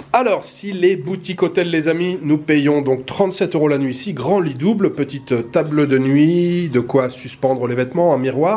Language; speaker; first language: French; native; French